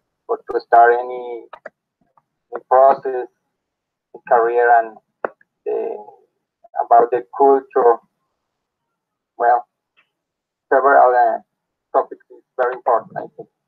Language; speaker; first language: English; non-native, learner; Spanish